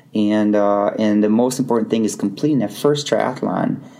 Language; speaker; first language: English; non-native, fluent; Portuguese